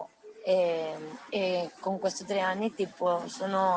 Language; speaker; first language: Italian; non-native, learner; Spanish